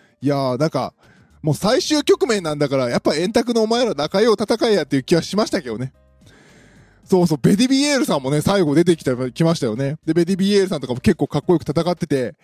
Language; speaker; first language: Japanese; native; Japanese